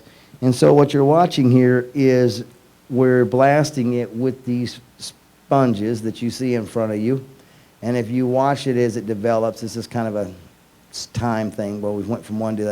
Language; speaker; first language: English; native; English